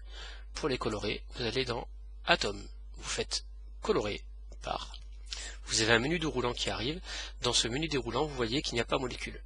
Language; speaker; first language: French; native; French